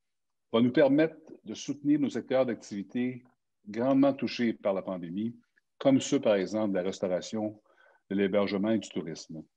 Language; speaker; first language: French; native; French